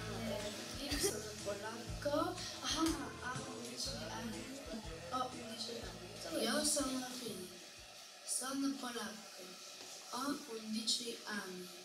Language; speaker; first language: Italian; non-native, learner; Polish